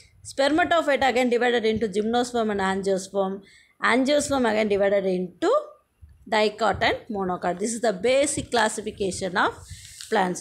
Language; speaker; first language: English; non-native, local second language; Tamil